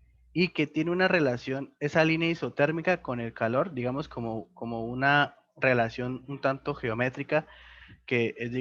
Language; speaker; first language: Spanish; native; Spanish